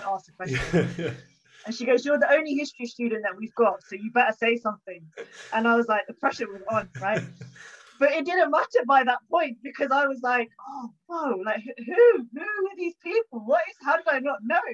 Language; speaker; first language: English; native; English